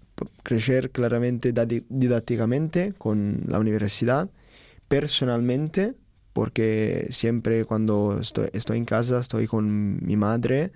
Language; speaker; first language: Spanish; non-native, learner; Italian